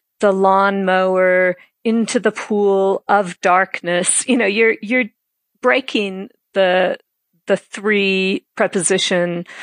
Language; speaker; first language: English; native; English